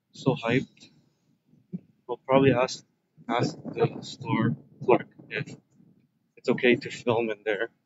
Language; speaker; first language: English; native; English